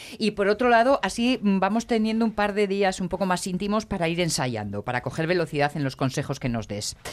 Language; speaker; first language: Spanish; native; Spanish